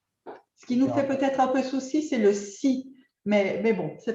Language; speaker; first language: French; native; French